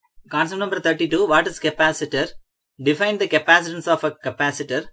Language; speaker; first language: English; non-native, local second language; Tamil